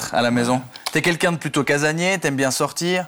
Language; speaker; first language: French; native; French